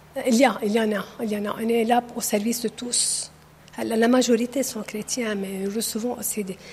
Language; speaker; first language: French; non-native, local second language; Arabic